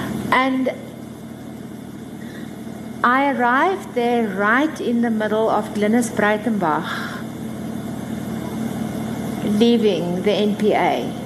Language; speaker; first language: English; non-native, local second language; Afrikaans